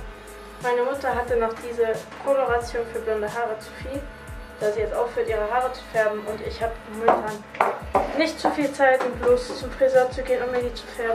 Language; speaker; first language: German; native; German